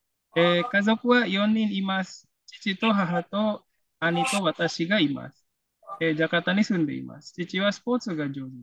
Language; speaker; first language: Japanese; non-native, fluent; Indonesian